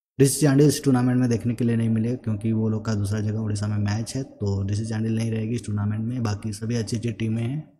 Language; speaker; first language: Hindi; native; Hindi